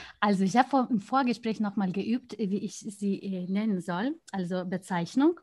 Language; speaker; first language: German; non-native, fluent; Lithuanian